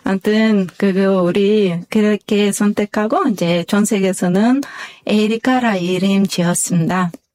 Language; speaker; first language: Korean; non-native, fluent; Kyrgyz